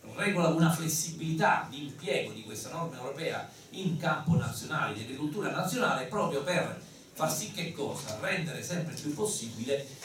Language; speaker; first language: Italian; native; Italian